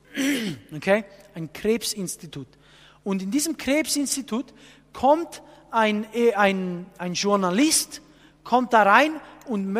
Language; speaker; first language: German; non-native, fluent; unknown